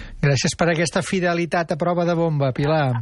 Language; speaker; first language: Catalan; native; Catalan